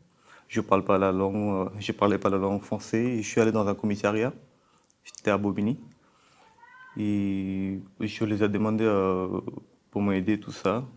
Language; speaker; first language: French; non-native, fluent; Bangla